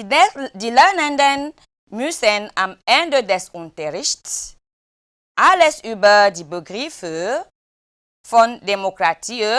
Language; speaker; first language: German; non-native, learner; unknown